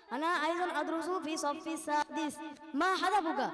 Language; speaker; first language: Arabic; non-native, learner; Bangla